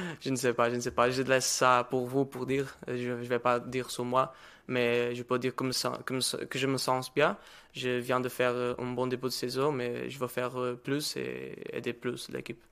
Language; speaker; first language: French; non-native, learner; Portuguese